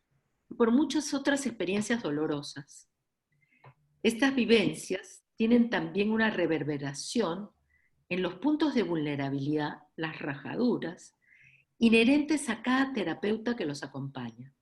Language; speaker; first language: Spanish; native; Spanish